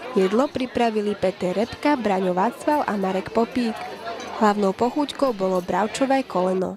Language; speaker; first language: Slovak; native; Slovak